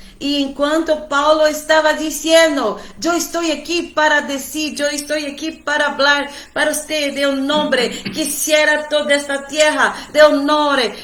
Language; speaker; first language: Portuguese; non-native, learner; Spanish